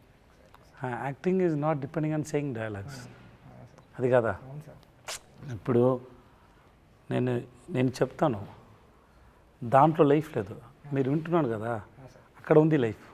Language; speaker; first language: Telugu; non-native, learner; Tamil